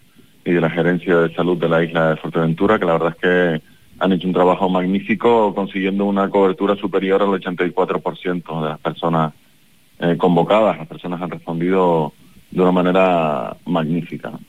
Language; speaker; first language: Spanish; native; Spanish